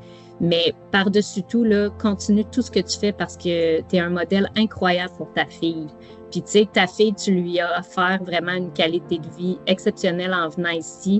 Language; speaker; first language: French; native; French